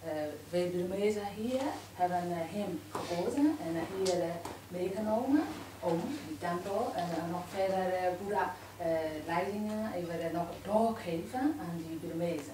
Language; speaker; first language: Dutch; non-native, learner; Burmese